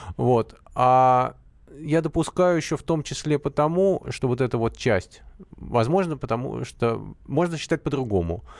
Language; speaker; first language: Russian; native; Russian